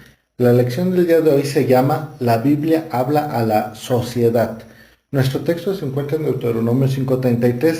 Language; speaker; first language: Spanish; native; Spanish